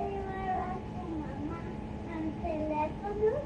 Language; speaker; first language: Spanish; early bilingual, heritage; Spanish